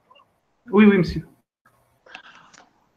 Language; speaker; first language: French; non-native, local second language; Arabic